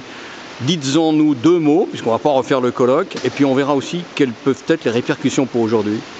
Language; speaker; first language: French; native; French